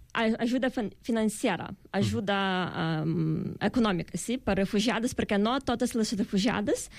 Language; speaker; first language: Catalan; non-native, fluent; Ukrainian